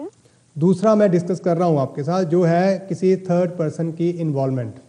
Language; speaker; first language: Hindi; native; Hindi